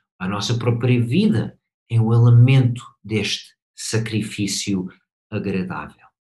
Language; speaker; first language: Portuguese; non-native, fluent; English